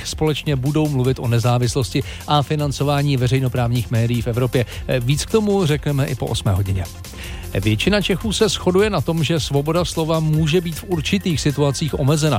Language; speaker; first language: Czech; native; Czech